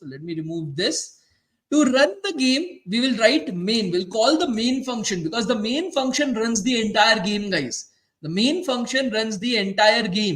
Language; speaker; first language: English; non-native, local second language; Hindi